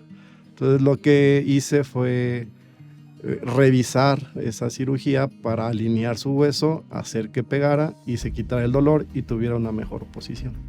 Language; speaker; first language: Spanish; native; Spanish